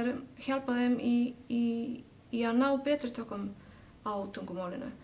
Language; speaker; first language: Icelandic; non-native, fluent; Polish